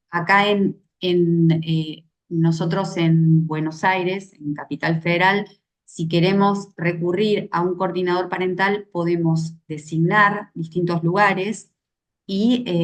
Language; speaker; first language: Spanish; native; Spanish